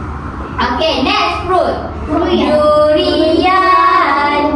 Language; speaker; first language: English; non-native, local second language; Malay